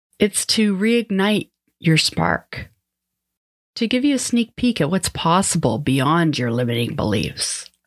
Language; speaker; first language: English; native; English